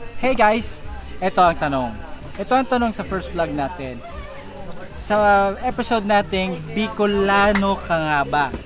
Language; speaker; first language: Filipino; non-native, local second language; Bikol